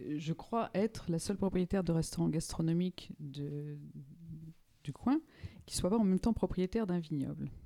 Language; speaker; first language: French; native; French